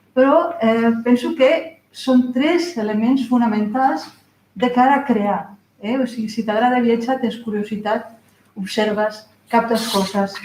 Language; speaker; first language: Catalan; non-native, local second language; Spanish